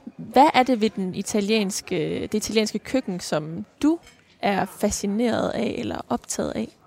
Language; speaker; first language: Danish; native; Danish